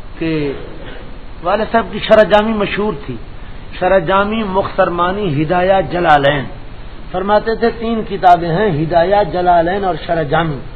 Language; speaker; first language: Urdu; non-native, local second language; Punjabi